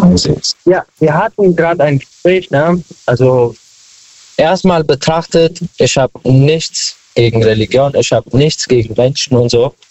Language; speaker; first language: German; non-native, learner; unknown